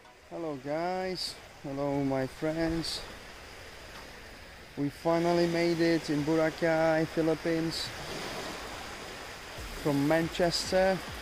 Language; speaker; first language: English; non-native, fluent; Polish